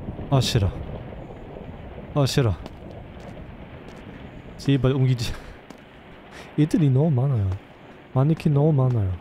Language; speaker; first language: Korean; non-native, fluent; German